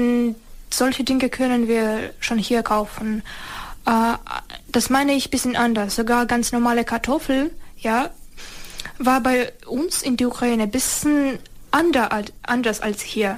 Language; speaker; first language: German; non-native, learner; Ukrainian